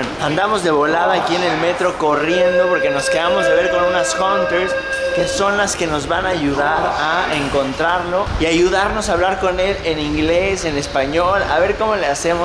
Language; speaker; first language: Spanish; native; Spanish